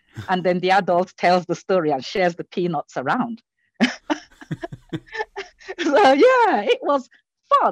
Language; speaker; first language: English; non-native, local second language; Igbo